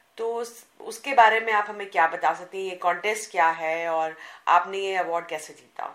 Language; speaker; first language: Hindi; native; Hindi